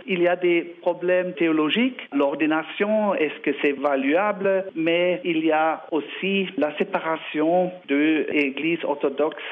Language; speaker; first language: French; non-native, learner; German